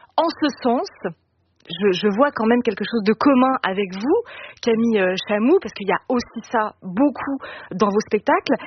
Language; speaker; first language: French; native; French